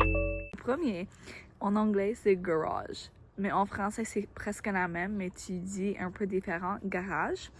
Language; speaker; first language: French; non-native, learner; English